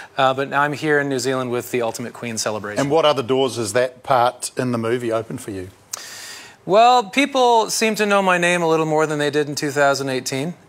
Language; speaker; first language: English; native; English